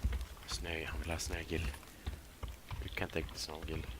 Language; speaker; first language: Swedish; native; Swedish